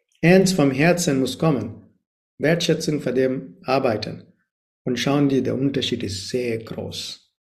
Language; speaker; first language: German; non-native, learner; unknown